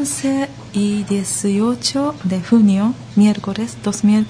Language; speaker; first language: Spanish; non-native, learner; Japanese